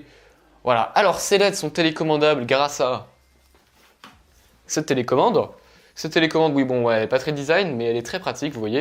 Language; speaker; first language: French; native; French